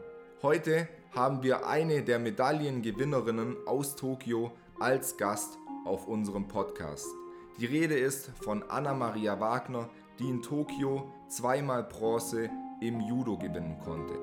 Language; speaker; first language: German; native; German